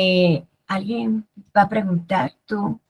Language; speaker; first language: Spanish; native; Spanish